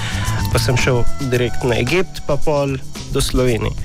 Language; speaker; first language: Slovenian; non-native, learner; Arabic